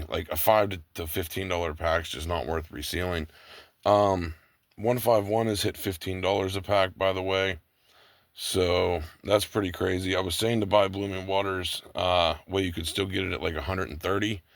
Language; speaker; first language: English; native; English